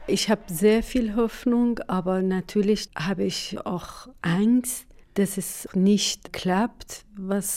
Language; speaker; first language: German; non-native, fluent; Persian